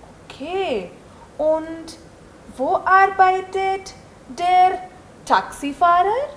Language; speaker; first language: German; non-native, fluent; Hindi